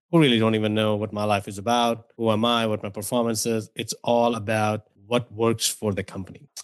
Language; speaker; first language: English; non-native, local second language; Hindi